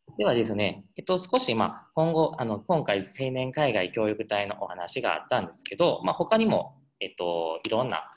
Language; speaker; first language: Japanese; native; Japanese